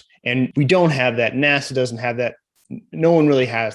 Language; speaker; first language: English; native; English